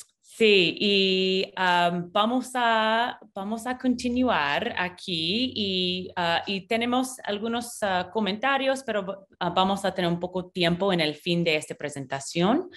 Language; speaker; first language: Spanish; non-native, fluent; English